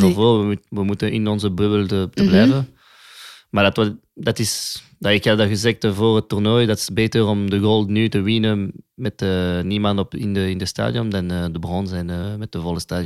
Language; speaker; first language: Dutch; non-native, local second language; French